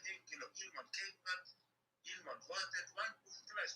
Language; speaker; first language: Finnish; non-native, learner; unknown